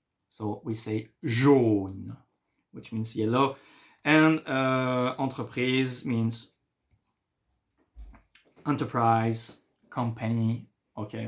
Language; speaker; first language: English; non-native, fluent; French